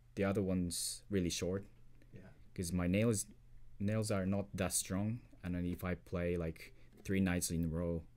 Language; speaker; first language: English; non-native, fluent; Japanese